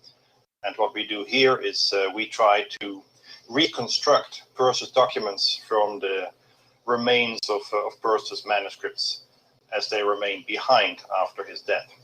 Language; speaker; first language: English; non-native, fluent; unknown